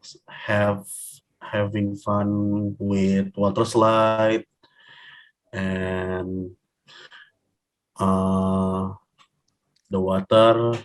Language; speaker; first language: English; non-native, learner; Indonesian